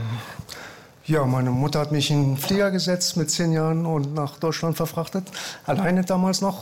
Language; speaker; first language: German; early bilingual, other home language; Persian